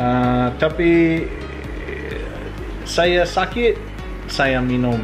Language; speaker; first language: Indonesian; non-native, learner; English